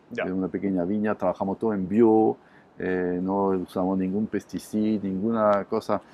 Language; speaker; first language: Spanish; non-native, fluent; French